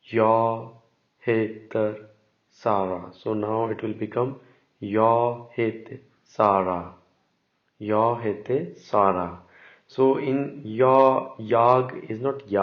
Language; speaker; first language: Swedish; non-native, learner; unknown